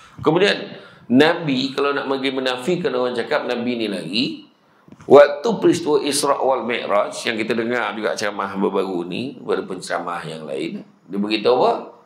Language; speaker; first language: Malay; native; Malay